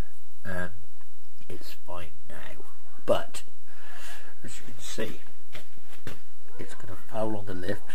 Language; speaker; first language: English; native; English